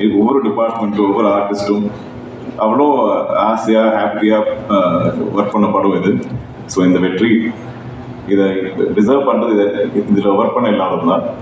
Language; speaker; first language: Tamil; non-native, local second language; Malayalam